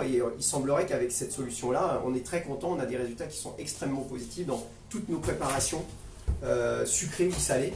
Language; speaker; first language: French; native; French